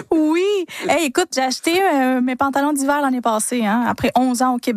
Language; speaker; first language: French; non-native, fluent; Spanish